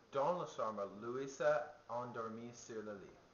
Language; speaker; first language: French; non-native, learner; English